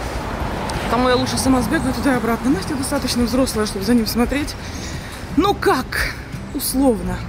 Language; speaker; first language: Russian; native; Russian